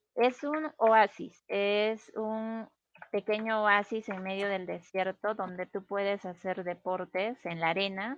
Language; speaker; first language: Spanish; native; Spanish